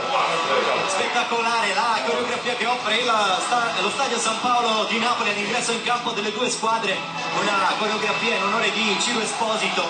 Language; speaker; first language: Italian; native; Italian